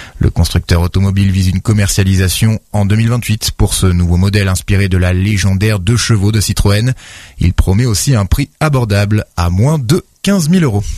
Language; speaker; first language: French; native; French